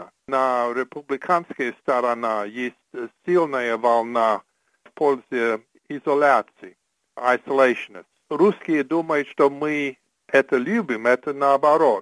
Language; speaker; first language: Russian; non-native, fluent; English